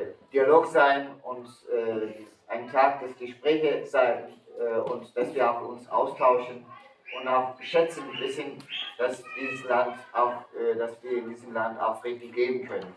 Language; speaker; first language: German; early bilingual, other home language; Turkish